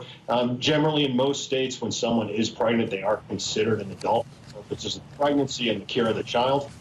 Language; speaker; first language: English; native; English